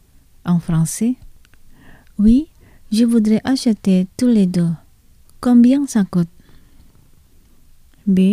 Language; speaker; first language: French; non-native, fluent; Indonesian